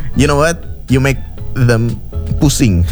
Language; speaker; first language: English; non-native, fluent; Indonesian